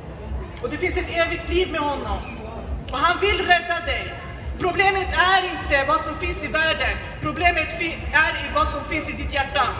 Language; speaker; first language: Swedish; non-native, fluent; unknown